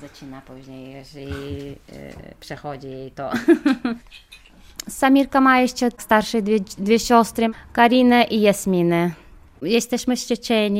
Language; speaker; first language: Polish; non-native, learner; Chechen